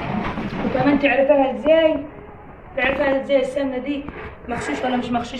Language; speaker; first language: Arabic; native; Arabic